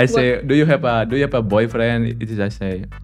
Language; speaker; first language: English; non-native, learner; Indonesian